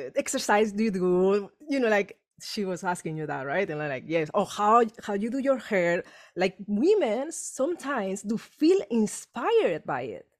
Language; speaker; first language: English; non-native, fluent; Spanish